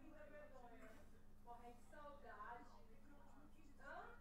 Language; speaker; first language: Portuguese; native; Portuguese